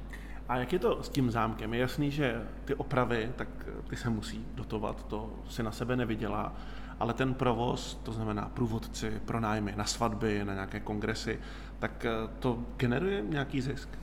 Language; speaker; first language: Czech; native; Czech